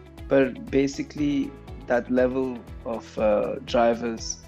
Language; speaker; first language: Hindi; non-native, local second language; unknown